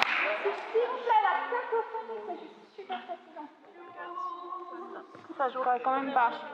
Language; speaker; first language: French; native; French